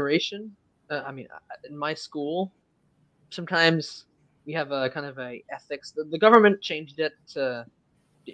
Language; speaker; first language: English; non-native, fluent; French